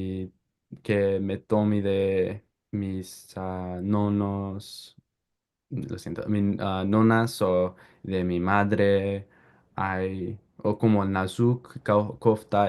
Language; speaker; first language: Spanish; non-native, learner; English